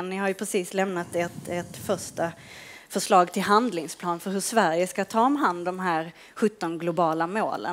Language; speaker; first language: Swedish; native; Swedish